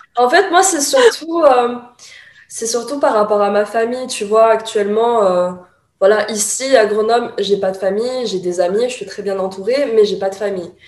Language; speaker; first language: French; early bilingual, other home language; Chinese